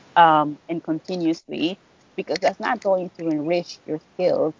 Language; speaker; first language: English; non-native, fluent; Spanish